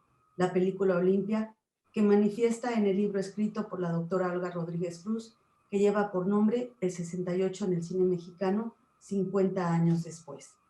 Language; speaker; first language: Spanish; native; Spanish